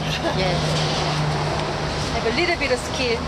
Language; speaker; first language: English; non-native, learner; Korean